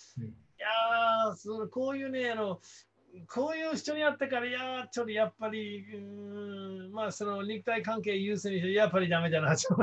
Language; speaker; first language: Japanese; non-native, fluent; English